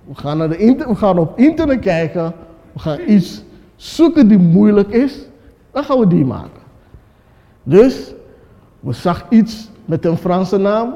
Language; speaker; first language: Dutch; non-native, fluent; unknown